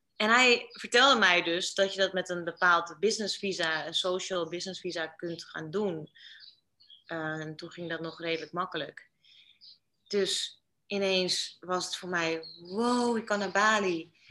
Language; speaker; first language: Dutch; native; Dutch